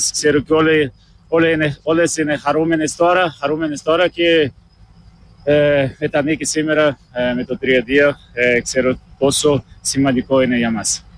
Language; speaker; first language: Greek; non-native, learner; Portuguese